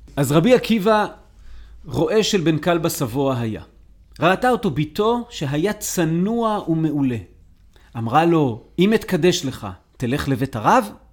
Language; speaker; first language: Hebrew; native; Hebrew